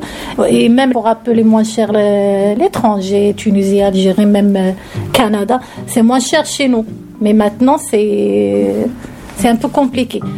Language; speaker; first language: French; non-native, learner; Arabic